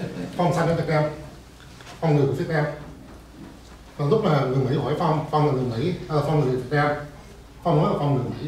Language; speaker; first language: Vietnamese; early bilingual, heritage; Vietnamese